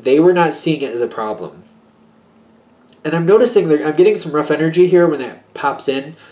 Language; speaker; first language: English; native; English